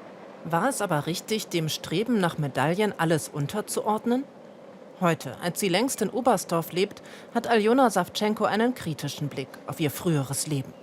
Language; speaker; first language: German; native; German